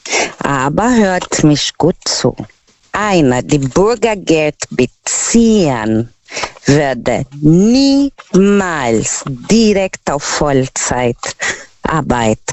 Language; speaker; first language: German; non-native, learner; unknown